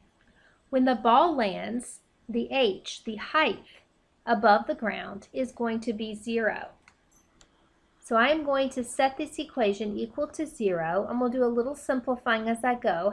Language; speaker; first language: English; native; English